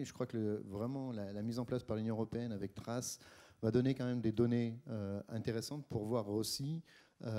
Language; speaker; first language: French; native; French